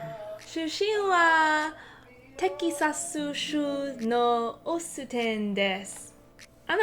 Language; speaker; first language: Japanese; non-native, learner; English